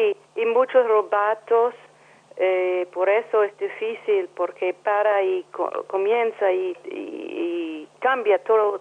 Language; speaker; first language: Spanish; non-native, learner; English